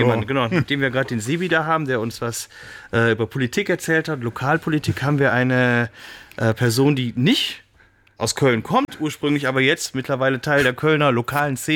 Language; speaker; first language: German; native; German